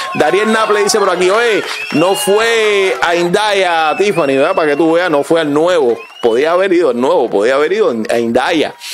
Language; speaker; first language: Spanish; native; Spanish